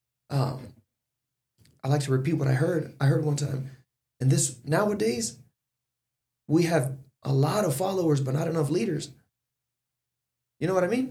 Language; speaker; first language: English; early bilingual, other home language; Spanish